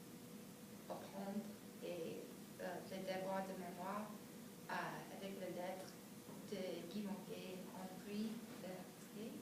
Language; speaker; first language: French; non-native, learner; English